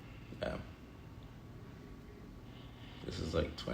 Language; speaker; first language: English; native; English